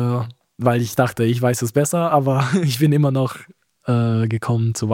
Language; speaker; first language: German; non-native, fluent; Romanian